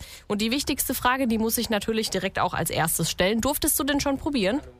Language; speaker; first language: German; native; German